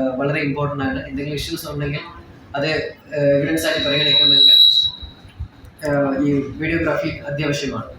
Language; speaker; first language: Malayalam; non-native, fluent; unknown